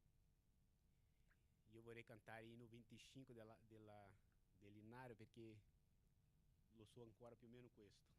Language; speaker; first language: Italian; non-native, learner; Portuguese